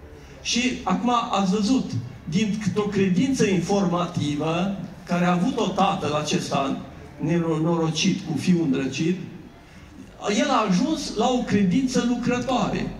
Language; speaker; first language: Romanian; native; Romanian